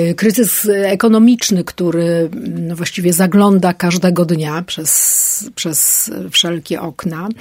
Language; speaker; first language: Polish; native; Polish